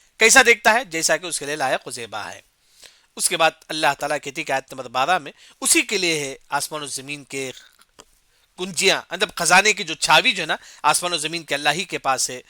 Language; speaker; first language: Urdu; native; Urdu